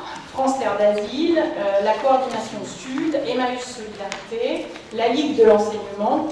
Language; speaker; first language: French; native; French